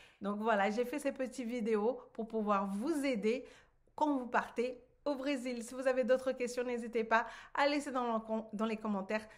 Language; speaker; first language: French; non-native, fluent; Portuguese